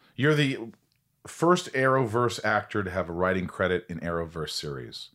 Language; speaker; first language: English; native; English